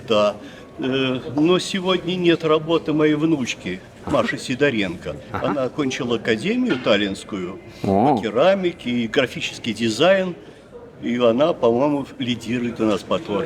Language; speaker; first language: Russian; native; Russian